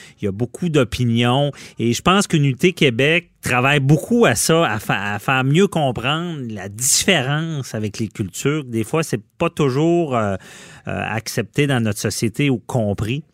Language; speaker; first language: French; native; French